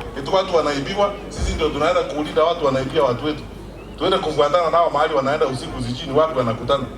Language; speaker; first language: Swahili; non-native, local second language; Gusii